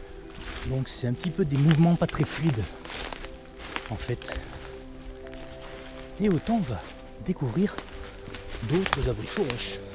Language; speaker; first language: French; native; French